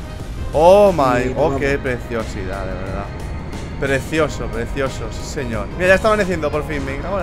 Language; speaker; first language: Spanish; native; Spanish